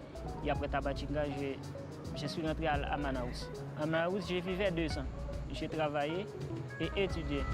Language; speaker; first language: French; non-native, local second language; Haitian Creole